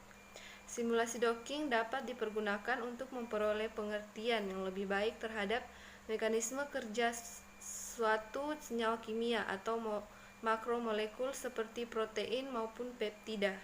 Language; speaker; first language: Indonesian; native; Indonesian